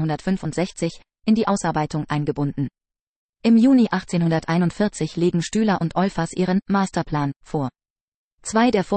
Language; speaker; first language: German; native; German